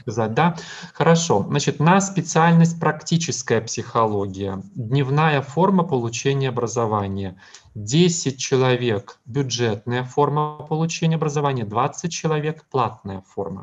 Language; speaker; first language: Russian; native; Russian